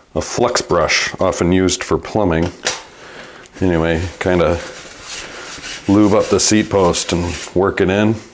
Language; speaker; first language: English; native; English